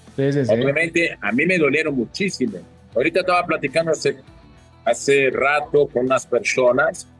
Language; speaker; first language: Spanish; early bilingual, other home language; Portuguese